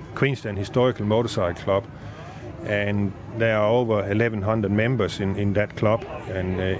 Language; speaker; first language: English; non-native, fluent; Danish